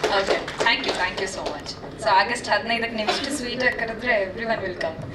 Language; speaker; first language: Kannada; native; Kannada